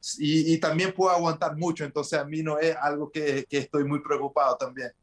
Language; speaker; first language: Spanish; early bilingual, heritage; Spanish